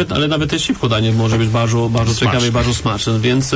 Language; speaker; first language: Polish; non-native, learner; French